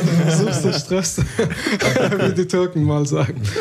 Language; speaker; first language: German; non-native, learner; Arabic